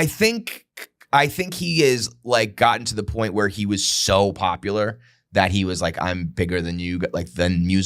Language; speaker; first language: English; native; English